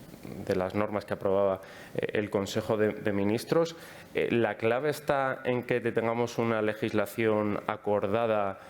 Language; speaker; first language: Spanish; native; Spanish